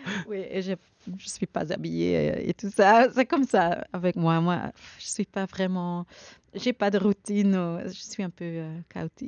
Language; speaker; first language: French; non-native, learner; Dutch